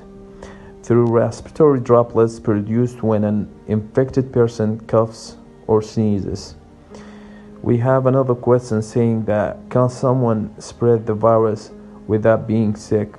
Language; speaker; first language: English; non-native, fluent; Arabic